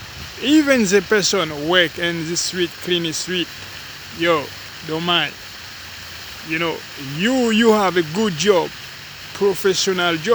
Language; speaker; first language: English; non-native, learner; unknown